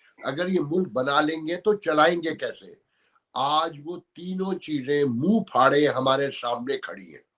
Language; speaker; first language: Urdu; native; Urdu